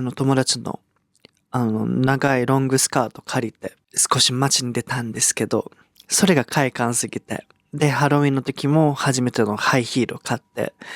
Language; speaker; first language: Japanese; early bilingual, other home language; Portuguese